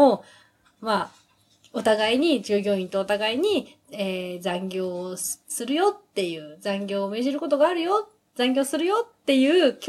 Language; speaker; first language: Japanese; native; Japanese